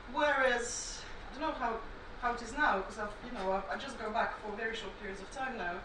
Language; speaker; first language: English; non-native, fluent; Russian